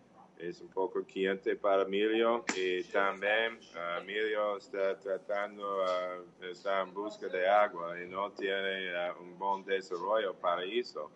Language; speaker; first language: Portuguese; non-native, learner; English